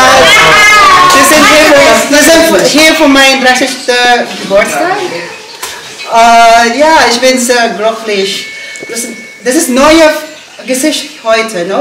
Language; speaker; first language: German; non-native, learner; Cebuano